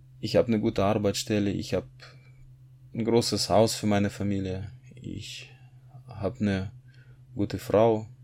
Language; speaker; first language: German; non-native, fluent; Russian